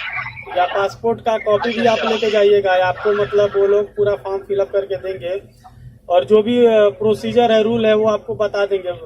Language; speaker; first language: Hindi; native; Hindi